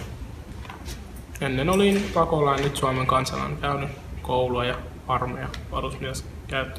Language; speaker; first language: Finnish; early bilingual, other home language; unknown